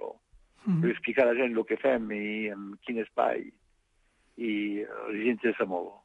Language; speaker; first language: Catalan; non-native, fluent; French